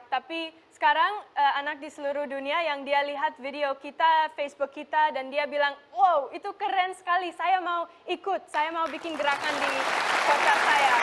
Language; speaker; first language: Indonesian; non-native, local second language; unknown